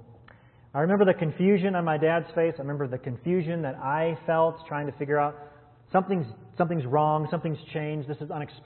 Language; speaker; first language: English; native; English